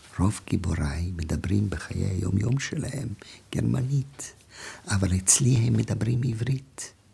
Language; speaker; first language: Hebrew; non-native, fluent; German